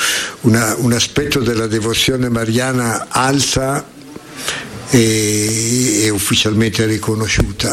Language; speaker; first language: Italian; native; Italian